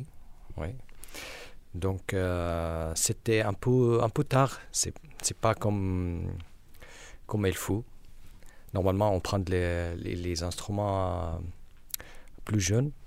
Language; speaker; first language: French; non-native, learner; Arabic